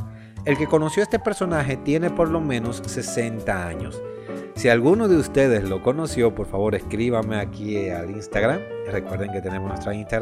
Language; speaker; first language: Spanish; native; Spanish